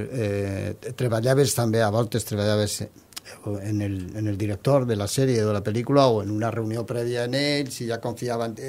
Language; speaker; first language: Catalan; non-native, local second language; Spanish